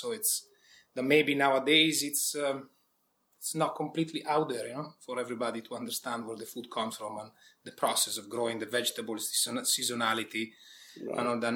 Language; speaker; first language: English; non-native, fluent; Italian